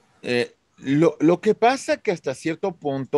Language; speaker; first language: Spanish; native; Spanish